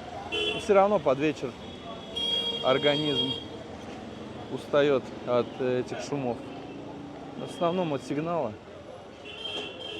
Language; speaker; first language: Russian; native; Russian